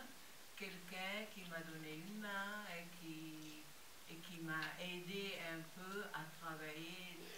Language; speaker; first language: French; non-native, fluent; Italian